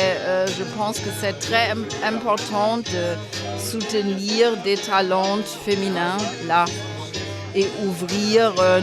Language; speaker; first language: French; non-native, fluent; German